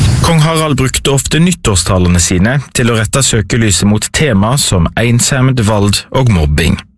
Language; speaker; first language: Norwegian; native; Norwegian